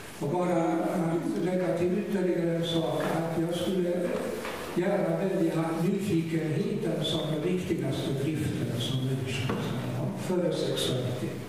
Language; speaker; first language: Swedish; non-native, fluent; German